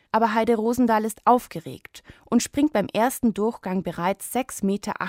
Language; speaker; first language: German; native; German